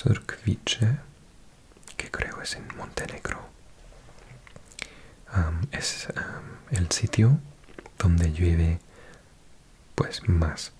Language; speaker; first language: Spanish; non-native, fluent; English